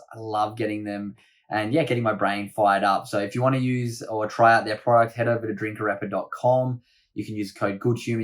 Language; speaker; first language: English; native; English